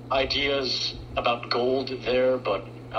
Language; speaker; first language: English; early bilingual, other home language; Filipino